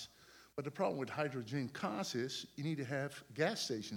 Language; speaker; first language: English; non-native, fluent; Dutch